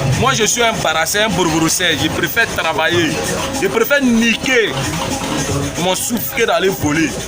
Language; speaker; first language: French; non-native, local second language; Bambara